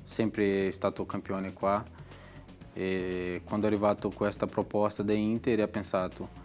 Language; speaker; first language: Italian; non-native, learner; Portuguese